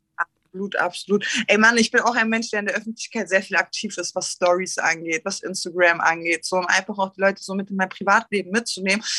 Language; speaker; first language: German; early bilingual, other home language; Turkish